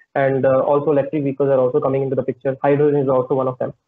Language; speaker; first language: English; non-native, local second language; Punjabi